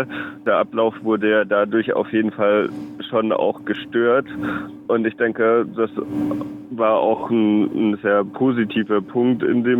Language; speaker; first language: German; native; German